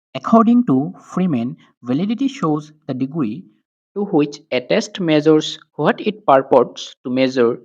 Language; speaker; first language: English; non-native, local second language; Assamese